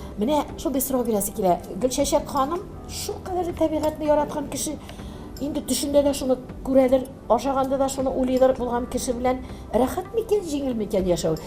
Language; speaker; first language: Tatar; native; Tatar